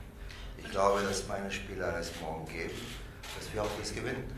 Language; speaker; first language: German; non-native, learner; Croatian